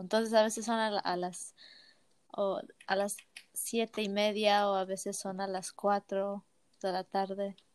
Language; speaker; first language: Spanish; early bilingual, heritage; Spanish